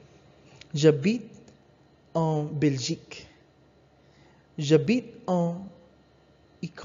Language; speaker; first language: French; non-native, learner; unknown